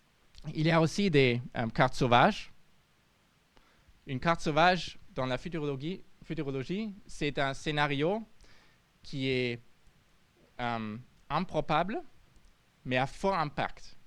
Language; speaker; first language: French; non-native, fluent; German